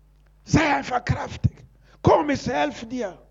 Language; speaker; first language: German; non-native, learner; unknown